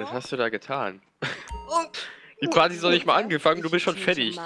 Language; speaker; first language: German; native; German